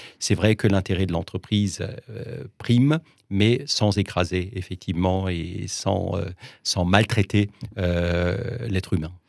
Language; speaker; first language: French; non-native, local second language; Swiss German